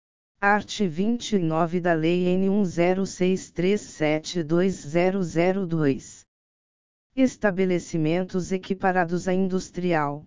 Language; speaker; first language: Portuguese; native; Portuguese